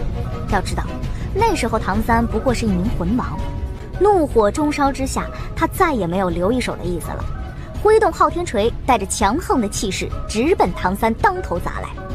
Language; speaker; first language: Chinese; native; Chinese